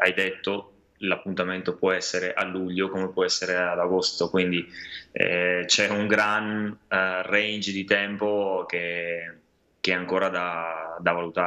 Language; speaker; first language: Italian; native; Italian